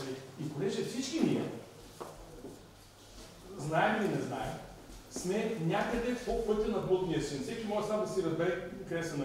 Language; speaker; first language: Bulgarian; native; Bulgarian